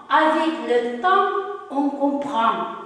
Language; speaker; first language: French; non-native, learner; Uzbek